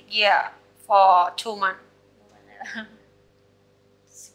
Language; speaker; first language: English; non-native, learner; Thai